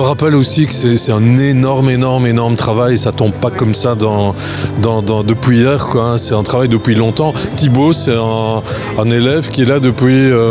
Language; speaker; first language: French; native; French